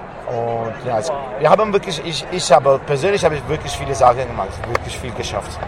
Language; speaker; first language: German; non-native, fluent; Italian